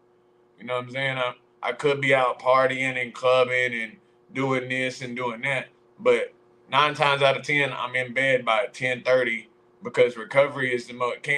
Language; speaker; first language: English; native; English